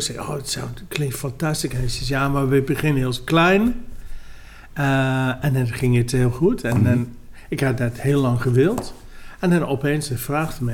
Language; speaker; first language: Dutch; non-native, fluent; English